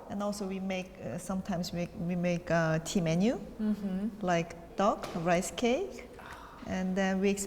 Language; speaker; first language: English; non-native, learner; Korean